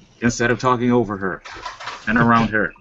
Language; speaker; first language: English; native; English